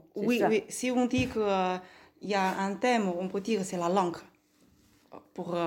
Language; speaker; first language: French; non-native, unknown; Chinese